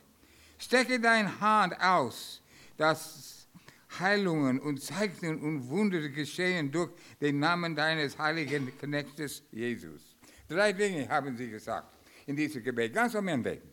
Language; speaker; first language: German; non-native, fluent; English